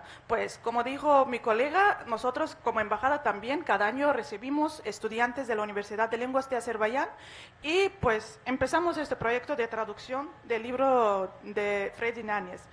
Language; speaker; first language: Spanish; non-native, fluent; Azerbaijani